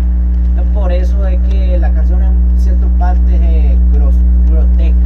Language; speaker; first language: Spanish; native; Spanish